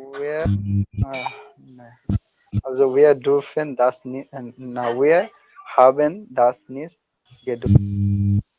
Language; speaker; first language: German; non-native, learner; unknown